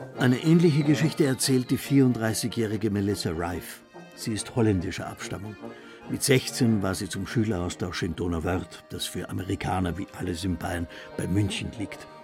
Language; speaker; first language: German; native; German